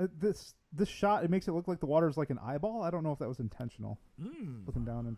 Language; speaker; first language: English; native; English